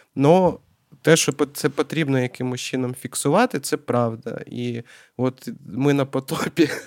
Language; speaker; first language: Ukrainian; non-native, local second language; Russian